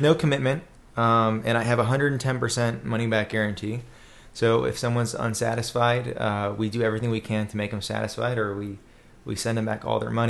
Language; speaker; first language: English; native; English